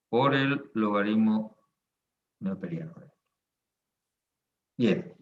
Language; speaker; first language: Spanish; native; Spanish